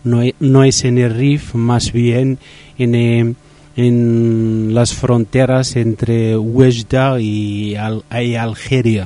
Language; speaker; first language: Spanish; non-native, fluent; Riffian